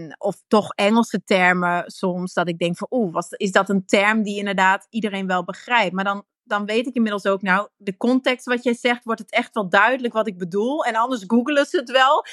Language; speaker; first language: Dutch; native; Dutch